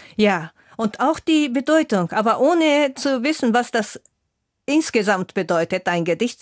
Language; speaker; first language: German; non-native, fluent; Japanese